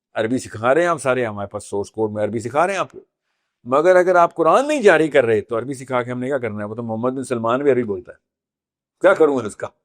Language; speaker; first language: Urdu; native; Urdu